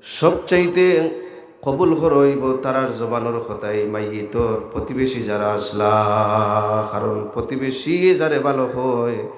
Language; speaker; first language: Bangla; native; Bangla